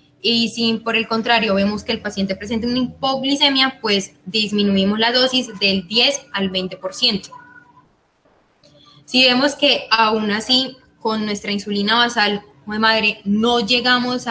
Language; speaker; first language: Spanish; native; Spanish